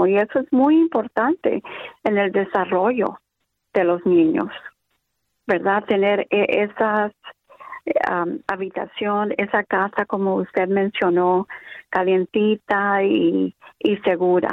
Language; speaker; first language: Spanish; early bilingual, other home language; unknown